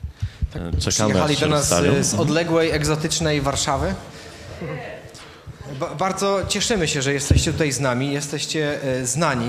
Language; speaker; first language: Polish; native; Polish